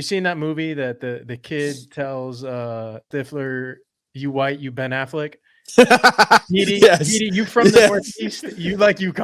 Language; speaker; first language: English; native; English